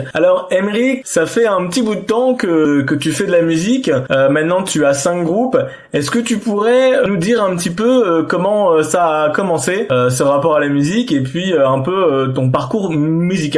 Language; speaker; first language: French; native; French